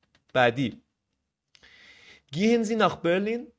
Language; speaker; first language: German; non-native, fluent; Persian